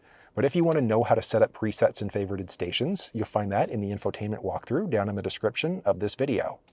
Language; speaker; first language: English; native; English